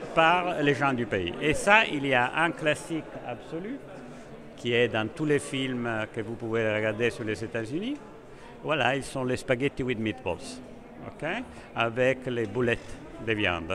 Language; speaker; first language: French; non-native, fluent; Italian